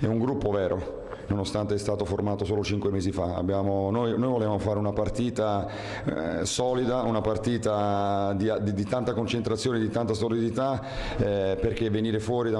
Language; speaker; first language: Italian; native; Italian